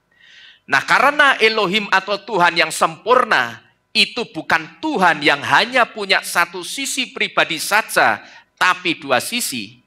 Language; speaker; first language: Indonesian; native; Indonesian